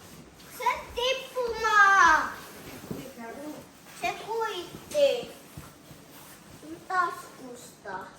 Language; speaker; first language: Finnish; early bilingual, other home language; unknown